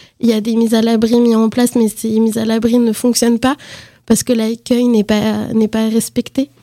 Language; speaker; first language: French; native; French